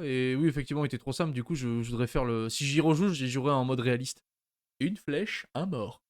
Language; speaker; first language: French; native; French